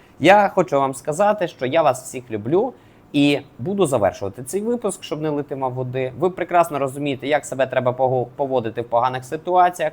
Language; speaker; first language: Ukrainian; native; Ukrainian